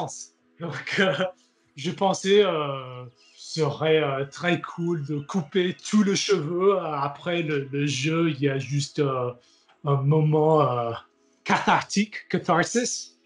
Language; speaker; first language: French; non-native, learner; English